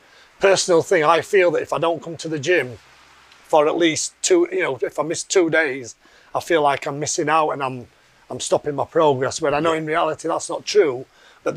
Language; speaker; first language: English; native; English